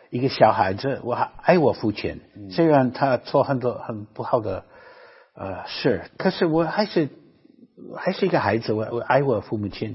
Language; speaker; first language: Chinese; non-native, fluent; English